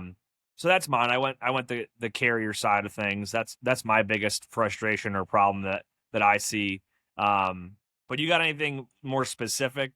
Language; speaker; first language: English; native; English